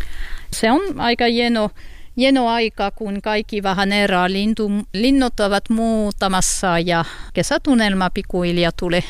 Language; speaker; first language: Finnish; non-native, fluent; French